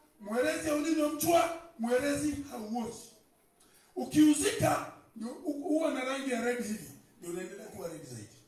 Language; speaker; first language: Swahili; non-native, local second language; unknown